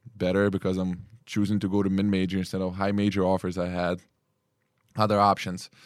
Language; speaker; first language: English; early bilingual, other home language; Lithuanian